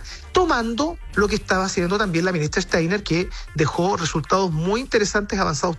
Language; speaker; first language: Spanish; native; Spanish